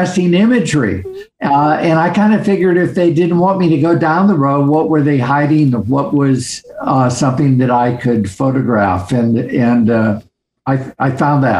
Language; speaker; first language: English; native; English